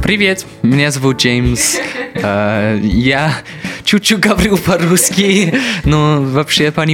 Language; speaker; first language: Russian; non-native, learner; English